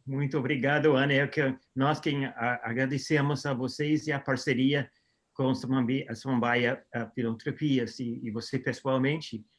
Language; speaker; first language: Portuguese; non-native, fluent; English